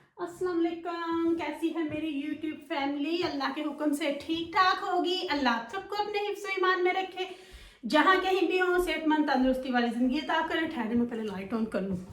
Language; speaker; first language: Hindi; native; Hindi